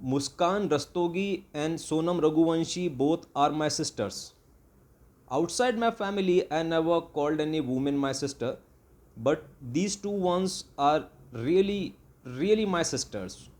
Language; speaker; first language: English; non-native, local second language; Hindi